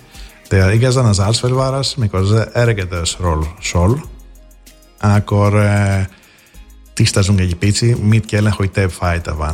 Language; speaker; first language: Hungarian; non-native, fluent; Greek